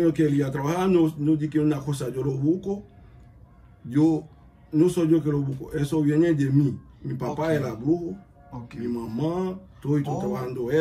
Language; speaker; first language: Spanish; non-native, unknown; Haitian Creole